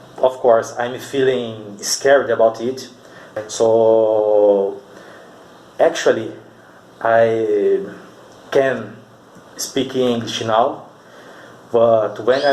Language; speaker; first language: English; non-native, learner; Portuguese